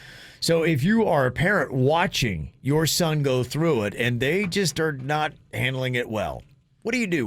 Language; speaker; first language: English; native; English